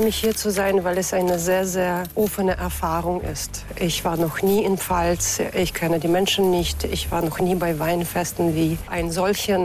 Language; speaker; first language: German; non-native, fluent; Russian